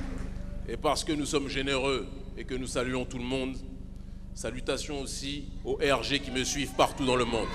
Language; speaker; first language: French; native; French